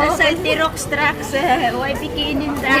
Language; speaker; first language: Dutch; non-native, learner; Filipino